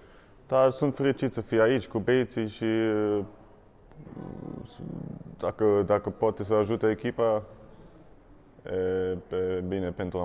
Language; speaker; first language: Romanian; early bilingual, heritage; German